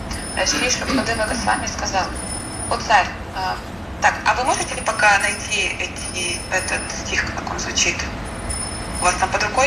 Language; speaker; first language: Russian; native; Russian